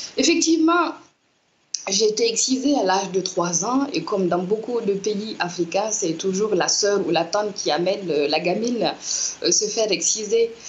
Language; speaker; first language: French; non-native, local second language; Mossi